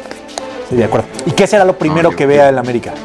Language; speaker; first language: Spanish; native; Spanish